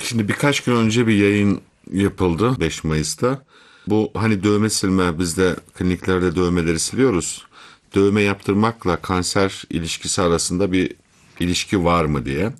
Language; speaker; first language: Turkish; native; Turkish